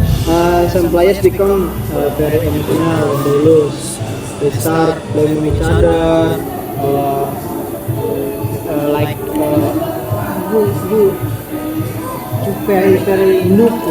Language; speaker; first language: English; non-native, learner; Indonesian